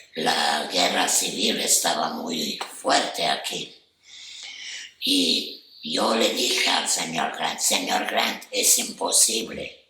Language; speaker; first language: Spanish; non-native, fluent; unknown